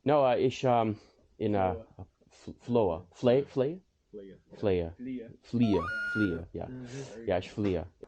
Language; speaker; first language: German; non-native, learner; English